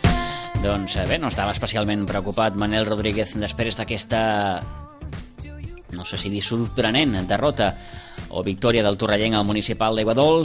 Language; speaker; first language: Catalan; native; Catalan